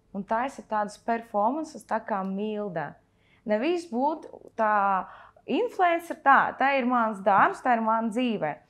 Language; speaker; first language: Latvian; early bilingual, other home language; Russian